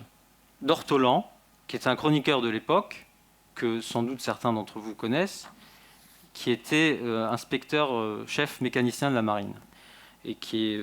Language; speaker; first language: French; native; French